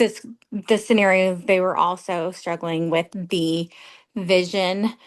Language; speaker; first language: English; native; English